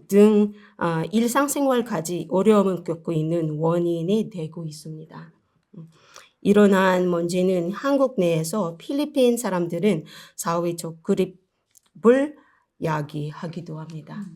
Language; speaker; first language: Korean; non-native, learner; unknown